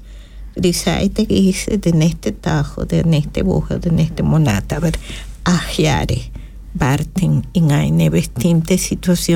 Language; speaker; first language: German; non-native, fluent; Spanish